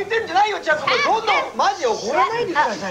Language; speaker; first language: Japanese; non-native, fluent; English